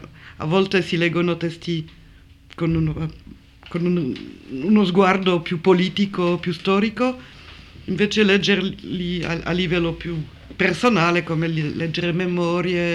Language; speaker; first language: Italian; non-native, fluent; French